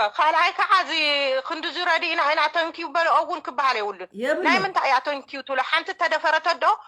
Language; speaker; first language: Tigrinya; native; Tigrinya